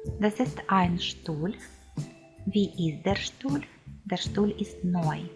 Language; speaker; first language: German; non-native, fluent; Ukrainian